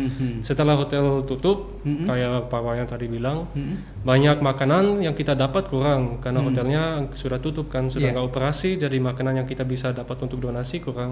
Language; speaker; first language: Indonesian; early bilingual, other home language; English